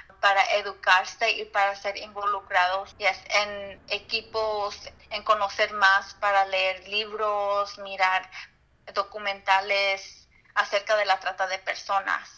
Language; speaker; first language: Spanish; early bilingual, heritage; Spanish